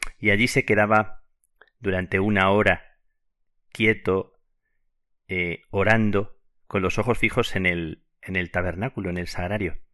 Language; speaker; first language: Spanish; native; Spanish